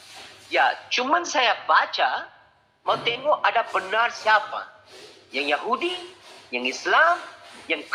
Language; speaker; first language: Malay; non-native, learner; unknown